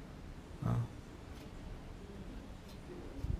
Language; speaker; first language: German; native; German